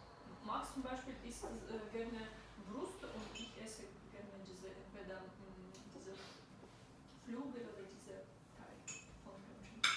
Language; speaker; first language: German; non-native, fluent; Russian